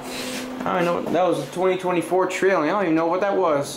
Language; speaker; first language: English; native; English